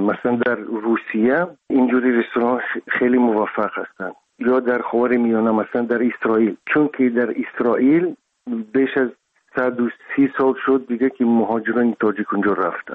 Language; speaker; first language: Persian; non-native, local second language; Russian